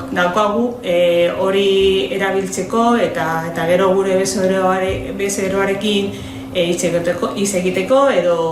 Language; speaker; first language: Basque; non-native, local second language; Spanish